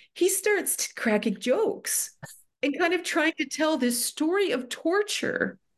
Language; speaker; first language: English; native; English